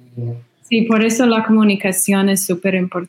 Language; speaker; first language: Spanish; non-native, fluent; English